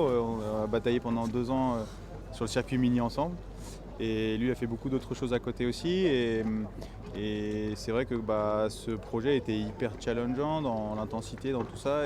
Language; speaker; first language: French; native; French